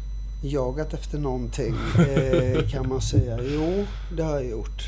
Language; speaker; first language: Swedish; early bilingual, other home language; Arabic